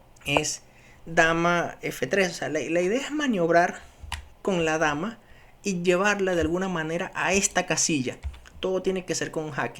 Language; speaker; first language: Spanish; native; Spanish